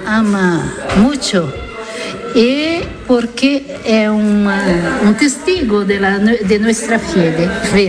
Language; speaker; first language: Spanish; non-native, learner; Italian